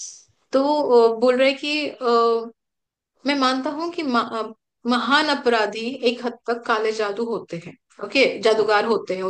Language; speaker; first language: Hindi; native; Hindi